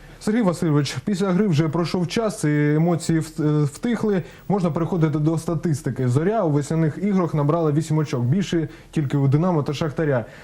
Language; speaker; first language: Ukrainian; non-native, local second language; Russian